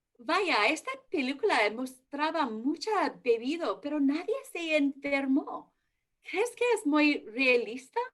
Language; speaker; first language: Spanish; early bilingual, heritage; English